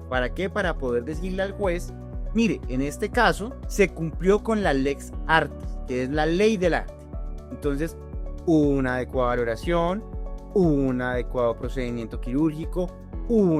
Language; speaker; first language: Spanish; native; Spanish